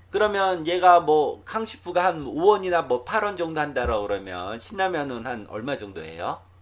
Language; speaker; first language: Korean; native; Korean